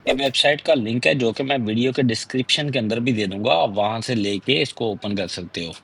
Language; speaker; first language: Urdu; non-native, local second language; Punjabi